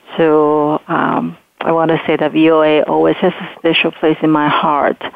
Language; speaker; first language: English; non-native, fluent; Chinese